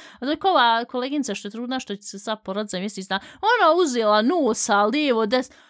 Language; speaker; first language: Bosnian; early bilingual, heritage; Bosnian